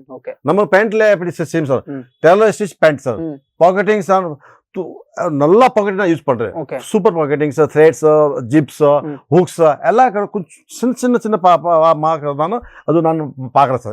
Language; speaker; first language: Tamil; non-native, local second language; Kannada